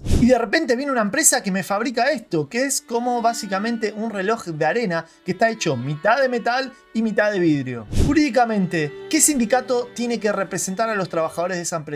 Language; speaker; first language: Spanish; native; Spanish